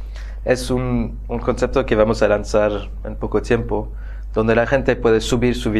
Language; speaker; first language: Spanish; non-native, fluent; French